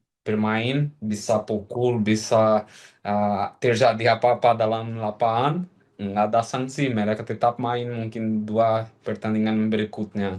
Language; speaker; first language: Indonesian; non-native, fluent; Portuguese